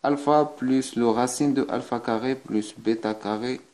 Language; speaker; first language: French; non-native, local second language; Arabic